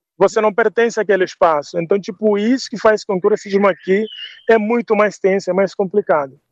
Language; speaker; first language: Portuguese; non-native, local second language; Upper Guinea Crioulo